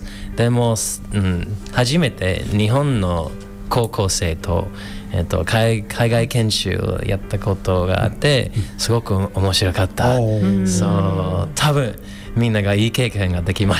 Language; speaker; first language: Japanese; non-native, fluent; English